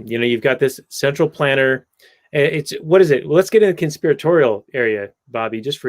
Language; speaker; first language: English; native; English